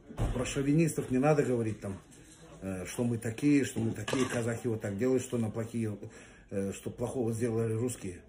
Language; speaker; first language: Russian; non-native, local second language; Kazakh